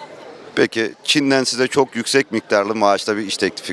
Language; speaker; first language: Turkish; native; Turkish